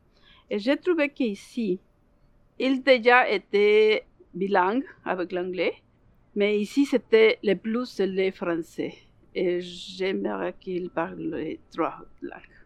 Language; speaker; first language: French; non-native, learner; Spanish